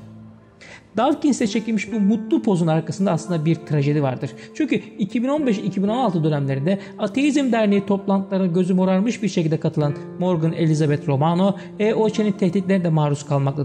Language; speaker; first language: Turkish; native; Turkish